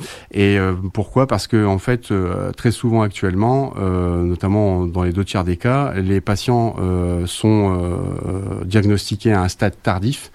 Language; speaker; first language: French; native; French